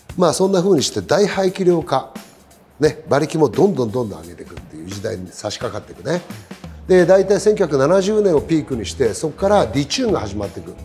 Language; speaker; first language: Japanese; native; Japanese